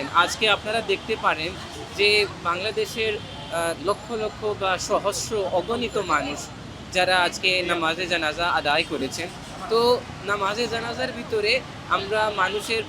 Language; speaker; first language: Bangla; non-native, fluent; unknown